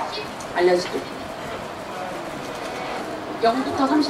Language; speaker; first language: Korean; native; Korean